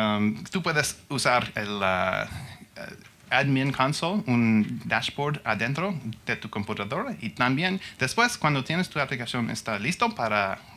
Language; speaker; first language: Spanish; non-native, learner; English